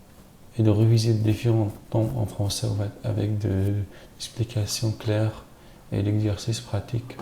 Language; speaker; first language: French; non-native, learner; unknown